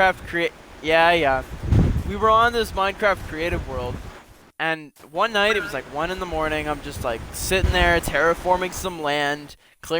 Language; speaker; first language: English; native; English